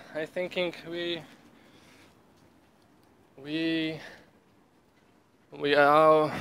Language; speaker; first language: English; non-native, learner; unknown